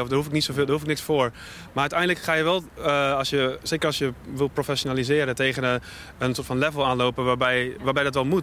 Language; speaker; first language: Dutch; native; Dutch